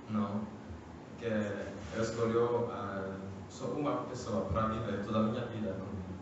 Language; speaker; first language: Portuguese; non-native, fluent; French